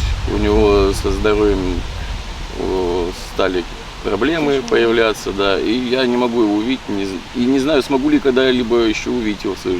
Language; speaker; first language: Russian; native; Russian